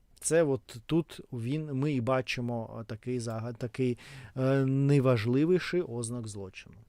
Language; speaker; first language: Ukrainian; non-native, local second language; Russian